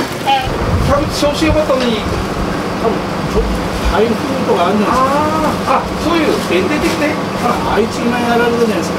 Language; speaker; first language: Japanese; native; Japanese